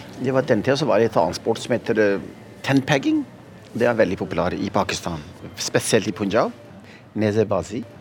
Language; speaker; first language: Norwegian; early bilingual, other home language; Punjabi